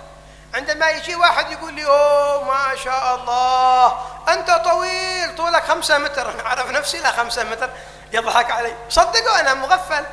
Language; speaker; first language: Arabic; native; Arabic